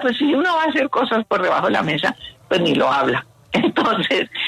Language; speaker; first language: Spanish; native; Spanish